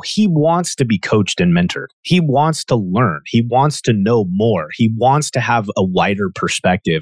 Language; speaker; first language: English; native; English